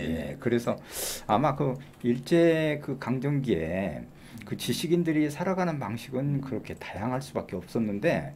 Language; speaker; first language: Korean; native; Korean